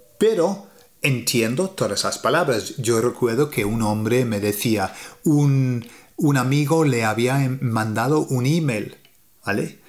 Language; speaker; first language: Spanish; native; Spanish